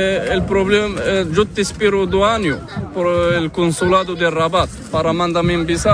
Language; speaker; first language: Spanish; non-native, learner; Arabic